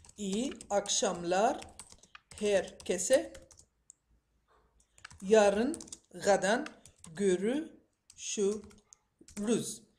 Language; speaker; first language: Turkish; non-native, fluent; Arabic